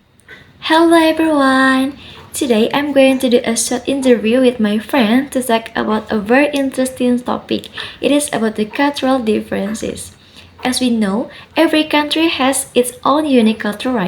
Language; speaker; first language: English; non-native, learner; Indonesian